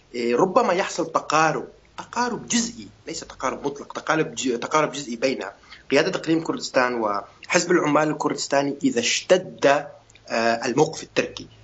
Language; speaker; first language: Arabic; non-native, local second language; Kurdish